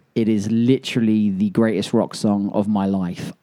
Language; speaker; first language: English; native; English